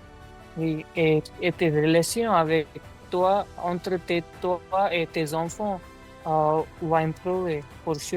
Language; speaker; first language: French; non-native, learner; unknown